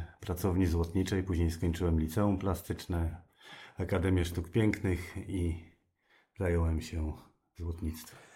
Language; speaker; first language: Polish; native; Polish